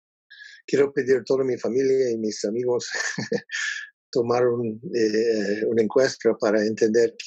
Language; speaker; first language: Spanish; non-native, learner; English